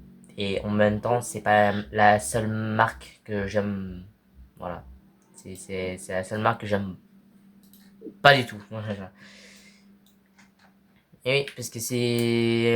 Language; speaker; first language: French; native; French